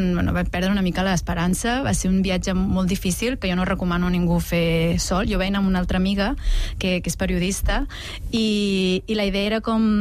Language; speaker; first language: Catalan; early bilingual, other home language; Nepali